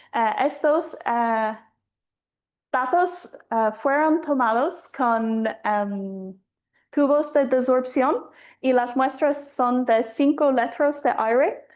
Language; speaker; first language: Spanish; non-native, fluent; English